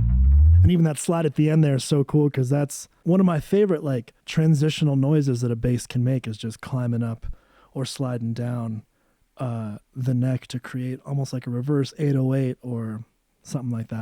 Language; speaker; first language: English; native; English